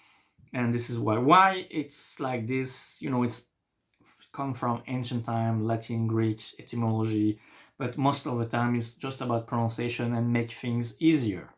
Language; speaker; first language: English; non-native, fluent; French